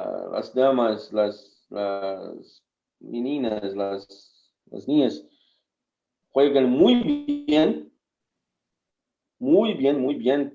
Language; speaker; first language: Spanish; non-native, fluent; Portuguese